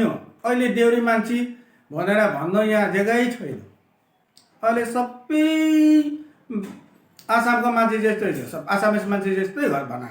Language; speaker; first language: Nepali; non-native, local second language; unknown